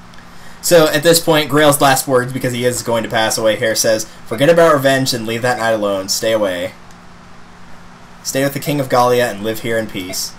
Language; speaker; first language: English; native; English